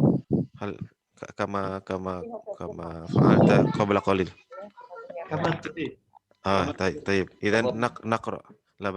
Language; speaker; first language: Arabic; non-native, fluent; Indonesian